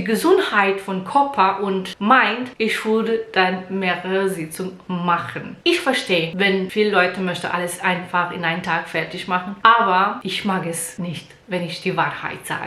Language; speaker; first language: German; non-native, learner; Portuguese